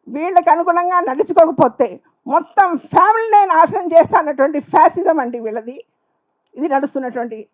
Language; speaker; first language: Telugu; non-native, local second language; Urdu